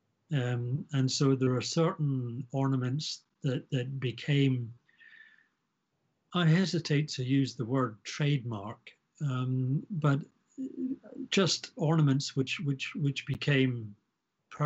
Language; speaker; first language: English; native; English